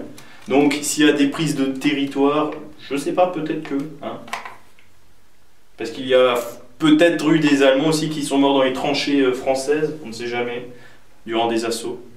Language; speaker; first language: French; native; French